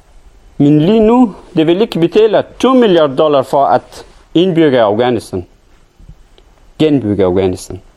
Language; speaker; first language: Danish; non-native, learner; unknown